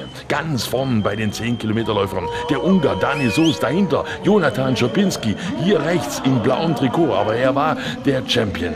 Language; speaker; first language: German; native; German